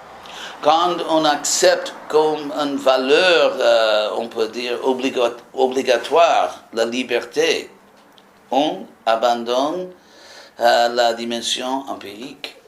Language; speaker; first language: French; non-native, fluent; English